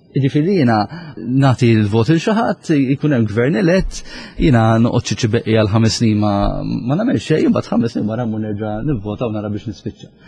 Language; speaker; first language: Maltese; native; Maltese